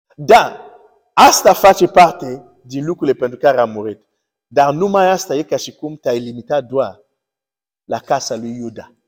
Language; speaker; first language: Romanian; early bilingual, heritage; Romanian